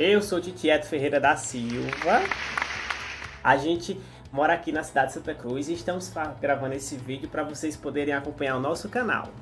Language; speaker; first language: Portuguese; native; Portuguese